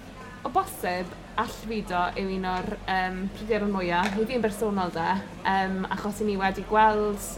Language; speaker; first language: Welsh; native; Welsh